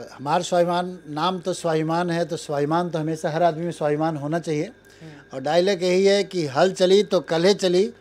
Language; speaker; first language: Hindi; native; Hindi